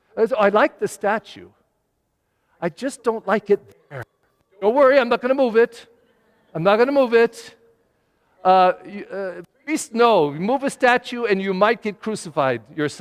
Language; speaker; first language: English; native; English